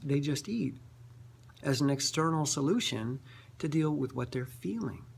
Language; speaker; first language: English; native; English